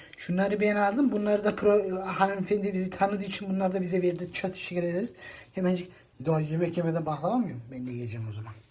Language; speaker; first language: Turkish; early bilingual, heritage; Turkish